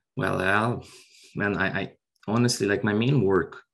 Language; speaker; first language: English; non-native, fluent; Portuguese